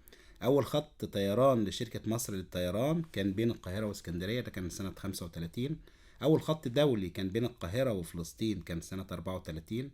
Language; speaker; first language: Arabic; native; Arabic